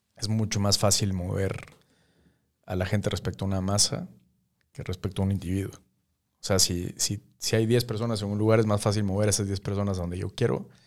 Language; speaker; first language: Spanish; native; Spanish